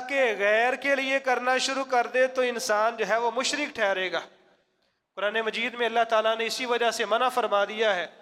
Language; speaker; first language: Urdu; non-native, local second language; Punjabi